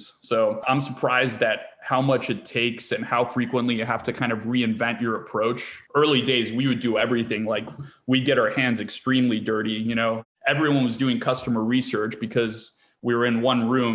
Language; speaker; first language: English; native; English